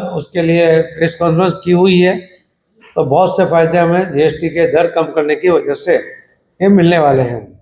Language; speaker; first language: Hindi; non-native, local second language; Gujarati